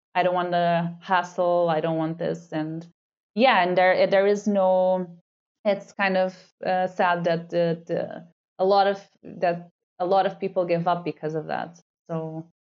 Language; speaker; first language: English; non-native, fluent; Portuguese